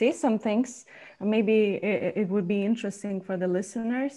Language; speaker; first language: English; non-native, fluent; Lithuanian